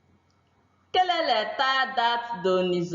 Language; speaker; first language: French; non-native, fluent; Igbo